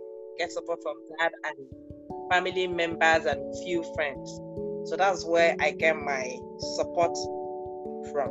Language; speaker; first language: English; non-native, local second language; Ibibio